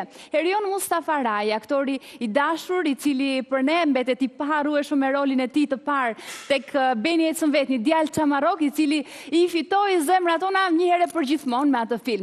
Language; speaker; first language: Albanian; native; Albanian